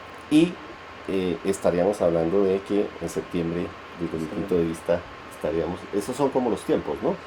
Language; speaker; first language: Spanish; native; Spanish